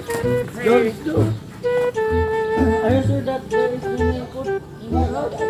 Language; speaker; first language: English; non-native, learner; Filipino